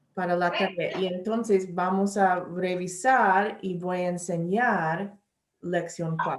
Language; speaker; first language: Spanish; non-native, learner; English